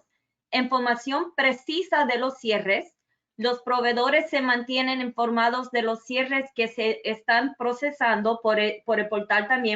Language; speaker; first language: Spanish; early bilingual, other home language; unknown